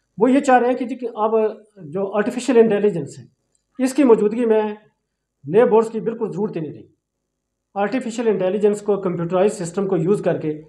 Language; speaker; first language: Urdu; non-native, local second language; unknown